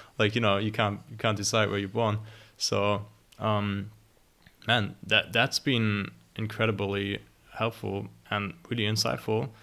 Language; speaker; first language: English; non-native, fluent; German